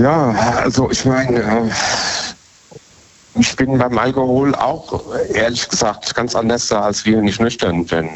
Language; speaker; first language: German; native; German